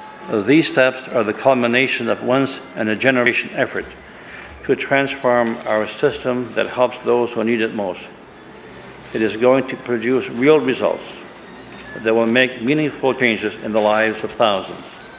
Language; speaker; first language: English; native; English